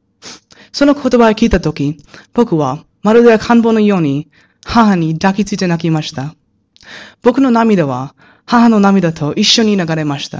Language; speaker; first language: Japanese; non-native, learner; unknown